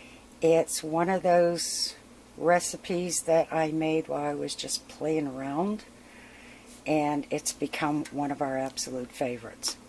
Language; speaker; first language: English; native; English